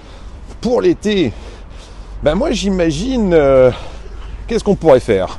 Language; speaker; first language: French; native; French